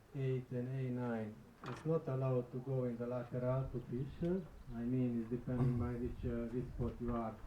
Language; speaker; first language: English; non-native, learner; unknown